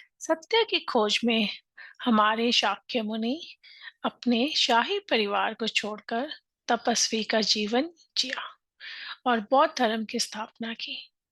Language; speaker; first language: Hindi; native; Hindi